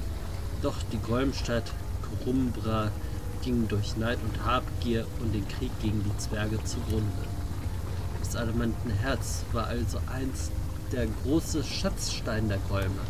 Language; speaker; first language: German; native; German